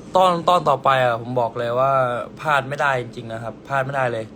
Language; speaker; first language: Thai; native; Thai